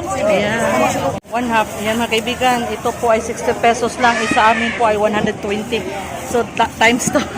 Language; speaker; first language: Filipino; non-native, local second language; Cebuano